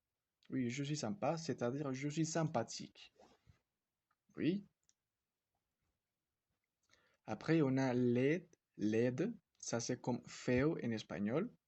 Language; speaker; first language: French; non-native, fluent; Spanish